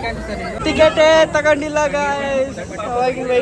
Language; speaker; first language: Kannada; native; Kannada